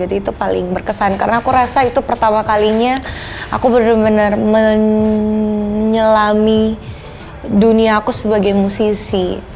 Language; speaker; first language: Indonesian; native; Indonesian